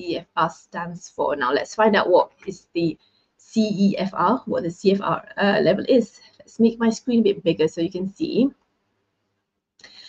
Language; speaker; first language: English; non-native, local second language; Malay